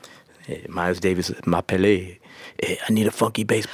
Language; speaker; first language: French; non-native, learner; English